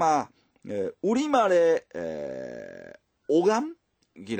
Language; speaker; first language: Korean; non-native, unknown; Japanese